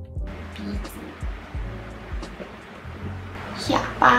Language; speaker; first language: Chinese; native; Chinese